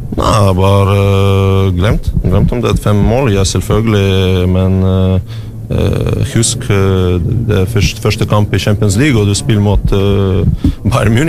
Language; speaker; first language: Norwegian; non-native, fluent; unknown